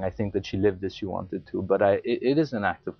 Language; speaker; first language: English; non-native, local second language; Urdu